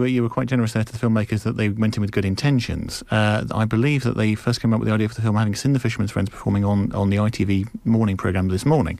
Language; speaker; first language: English; native; English